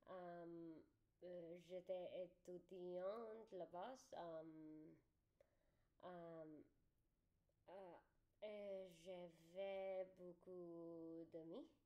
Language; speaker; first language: French; non-native, learner; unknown